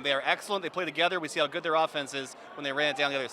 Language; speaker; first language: English; native; English